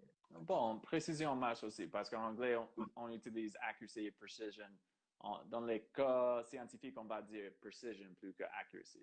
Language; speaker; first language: French; non-native, fluent; English